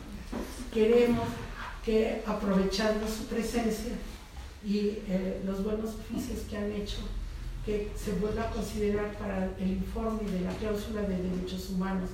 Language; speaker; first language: Spanish; native; Spanish